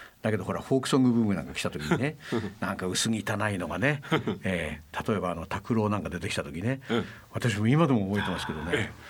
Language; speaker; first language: Japanese; native; Japanese